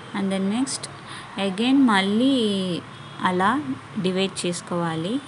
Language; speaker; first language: Telugu; non-native, learner; Tamil